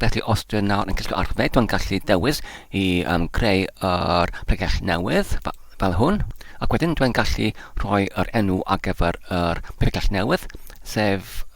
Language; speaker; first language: Welsh; non-native, learner; Polish